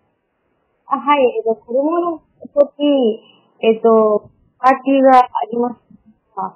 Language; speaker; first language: Japanese; non-native, learner; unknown